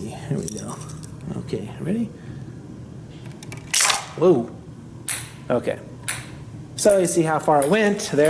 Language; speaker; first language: English; native; English